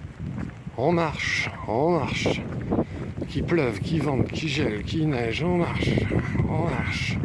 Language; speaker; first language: French; native; French